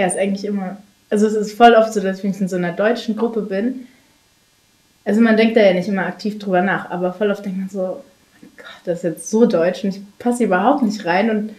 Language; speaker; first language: German; native; German